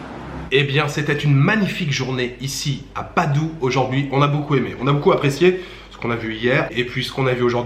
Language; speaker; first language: French; native; French